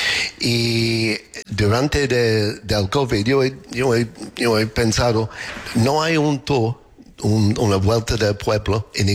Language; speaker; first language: Spanish; non-native, learner; English